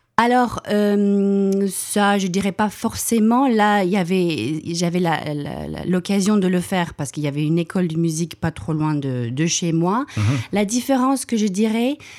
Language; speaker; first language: French; non-native, fluent; English